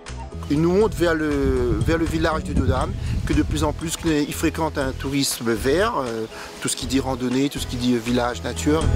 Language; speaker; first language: French; native; French